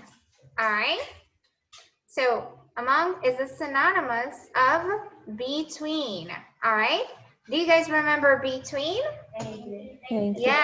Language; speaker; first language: English; non-native, fluent; Portuguese